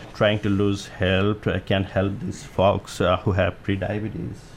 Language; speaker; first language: English; non-native, local second language; Nepali